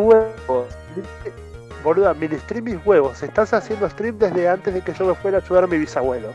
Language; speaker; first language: Spanish; native; Spanish